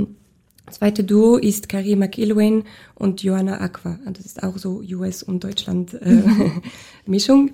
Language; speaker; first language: German; non-native, local second language; French